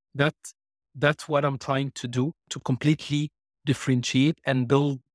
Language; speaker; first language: English; non-native, fluent; Arabic